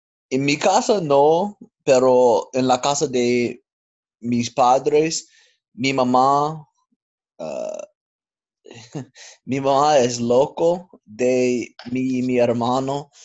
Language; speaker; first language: Spanish; non-native, learner; English